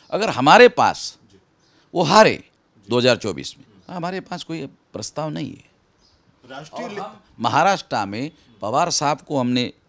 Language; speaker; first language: Hindi; native; Hindi